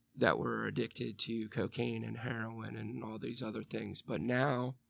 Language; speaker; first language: English; native; English